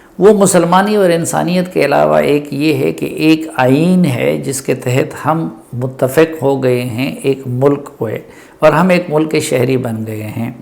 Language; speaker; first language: Urdu; non-native, local second language; Pashto